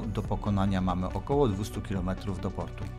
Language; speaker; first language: Polish; native; Polish